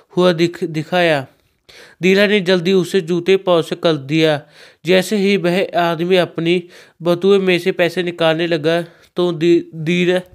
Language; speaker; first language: Hindi; non-native, local second language; Punjabi